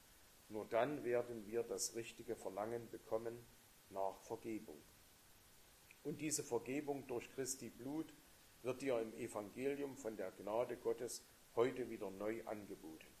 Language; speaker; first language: German; native; German